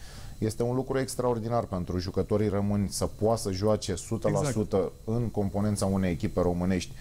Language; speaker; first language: Romanian; native; Romanian